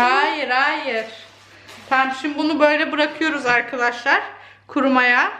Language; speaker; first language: Turkish; early bilingual, heritage; Turkish